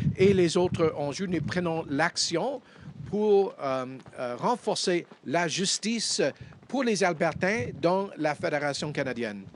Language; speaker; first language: French; non-native, fluent; English